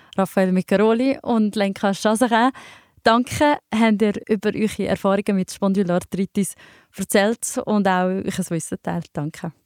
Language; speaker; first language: German; native; German